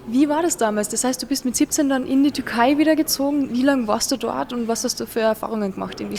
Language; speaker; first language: German; native; German